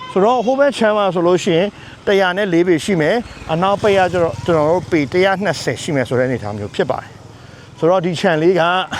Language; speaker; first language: Burmese; native; Burmese